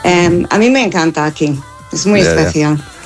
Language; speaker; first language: Spanish; non-native, learner; English